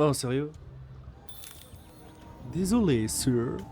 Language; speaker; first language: French; native; French